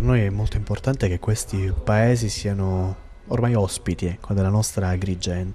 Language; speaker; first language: Italian; native; Italian